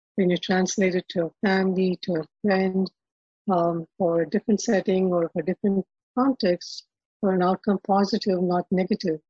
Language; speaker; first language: English; non-native, local second language; Telugu